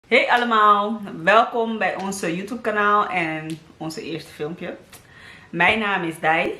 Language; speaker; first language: Dutch; early bilingual, other home language; Papiamento